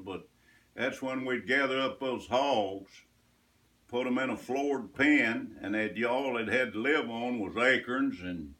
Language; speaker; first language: English; native; English